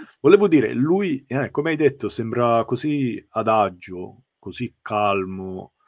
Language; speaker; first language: Italian; non-native, learner; English